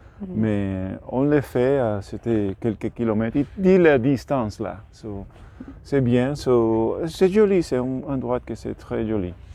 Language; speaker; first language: French; non-native, learner; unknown